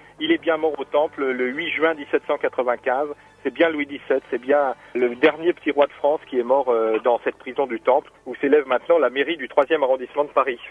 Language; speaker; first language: French; native; French